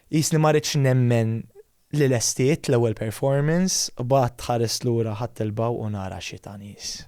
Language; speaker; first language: Maltese; native; Maltese